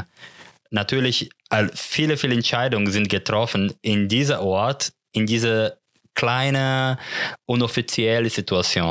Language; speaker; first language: German; non-native, learner; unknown